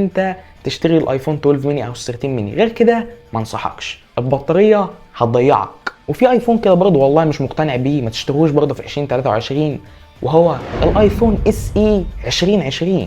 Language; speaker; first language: Arabic; native; Arabic